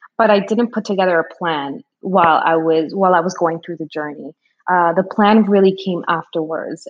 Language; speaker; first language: English; early bilingual, other home language; Spanish